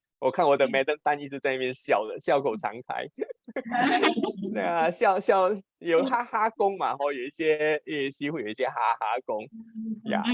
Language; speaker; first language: Chinese; native; Chinese